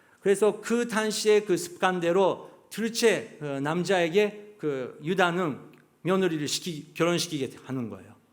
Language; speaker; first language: Korean; non-native, fluent; Japanese